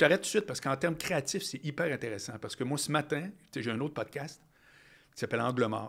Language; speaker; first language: French; native; French